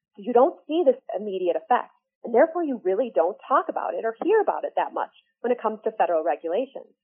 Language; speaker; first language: English; native; English